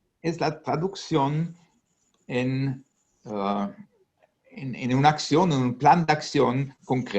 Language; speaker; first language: Portuguese; non-native, learner; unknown